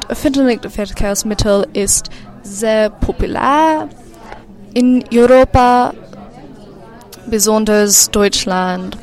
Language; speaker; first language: German; non-native, learner; English